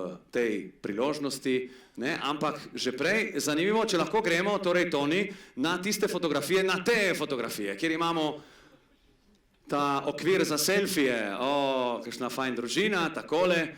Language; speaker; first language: Slovenian; native; Slovenian